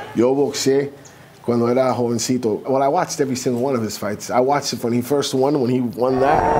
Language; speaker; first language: English; early bilingual, other home language; Spanish